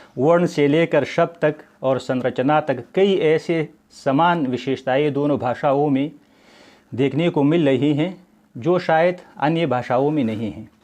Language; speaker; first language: Hindi; non-native, fluent; Pashto